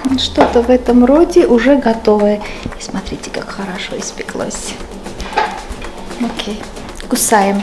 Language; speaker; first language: Russian; non-native, local second language; Armenian